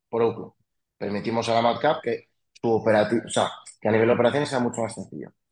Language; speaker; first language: Spanish; early bilingual, other home language; French